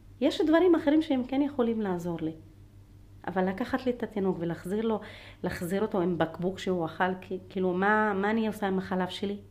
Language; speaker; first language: Hebrew; non-native, local second language; Arabic